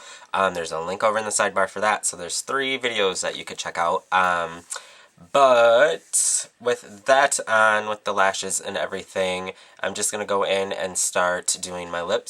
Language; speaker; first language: English; native; English